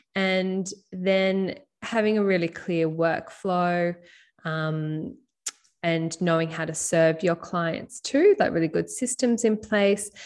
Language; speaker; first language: English; native; English